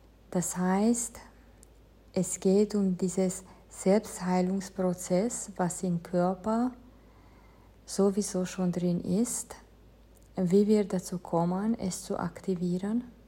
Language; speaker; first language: German; non-native, fluent; Romanian